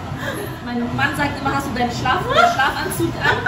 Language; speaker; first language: German; early bilingual, other home language; Persian